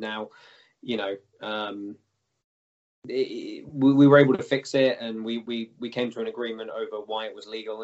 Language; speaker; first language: English; native; English